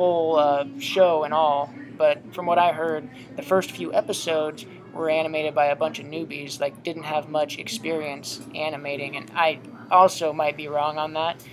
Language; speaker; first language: English; native; English